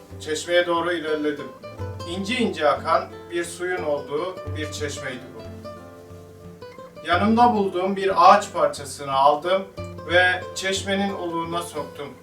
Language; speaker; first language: Turkish; native; Turkish